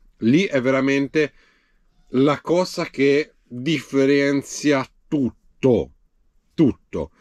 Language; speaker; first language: Italian; native; Italian